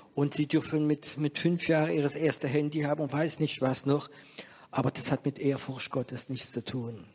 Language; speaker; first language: German; non-native, fluent; French